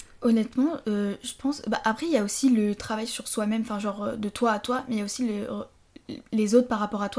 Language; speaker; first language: French; native; French